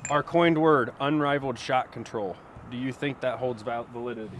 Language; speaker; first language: English; native; English